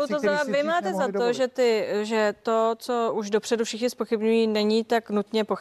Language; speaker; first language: Czech; native; Czech